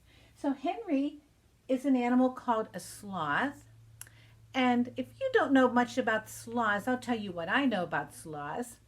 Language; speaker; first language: English; native; English